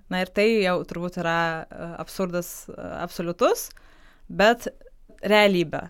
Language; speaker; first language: Lithuanian; non-native, local second language; Polish